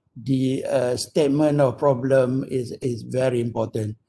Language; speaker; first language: English; non-native, local second language; Malay